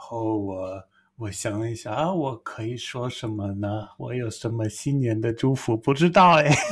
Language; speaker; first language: Chinese; non-native, fluent; English